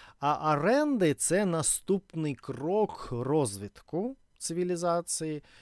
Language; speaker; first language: Ukrainian; non-native, learner; Russian